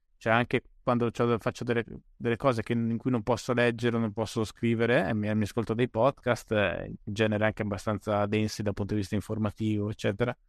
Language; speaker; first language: Italian; native; Italian